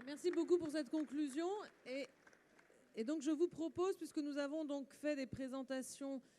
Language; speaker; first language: French; native; French